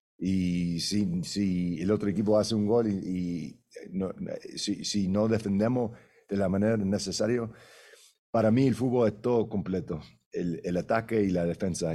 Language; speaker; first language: Spanish; native; Spanish